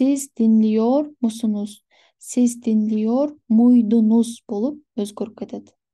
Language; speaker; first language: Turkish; non-native, fluent; Kyrgyz